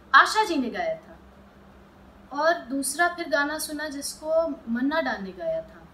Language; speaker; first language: Hindi; native; Hindi